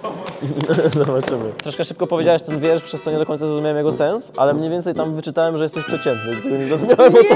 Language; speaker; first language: Polish; native; Polish